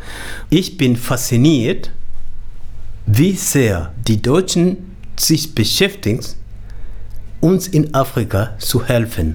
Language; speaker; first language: German; non-native, learner; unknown